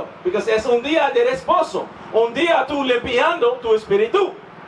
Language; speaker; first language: Spanish; non-native, learner; English